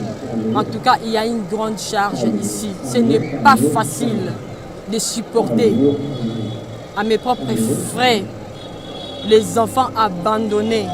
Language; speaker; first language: French; non-native, local second language; Lingala